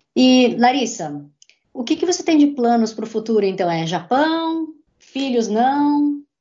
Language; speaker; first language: Portuguese; native; Portuguese